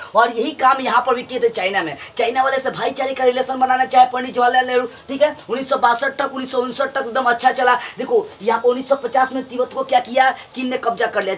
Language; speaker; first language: Hindi; native; Hindi